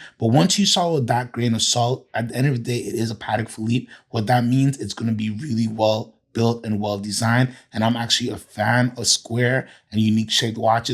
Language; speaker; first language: English; native; English